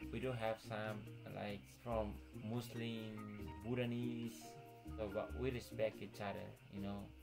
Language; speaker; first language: English; non-native, learner; Tetum